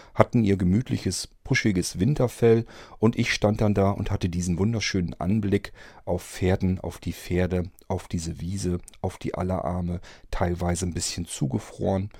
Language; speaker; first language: German; native; German